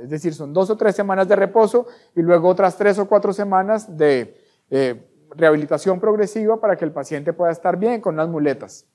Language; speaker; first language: Spanish; native; Spanish